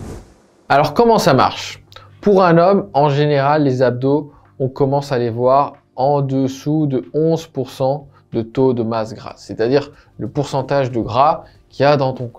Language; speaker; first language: French; native; French